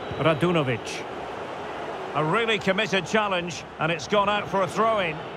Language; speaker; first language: English; native; English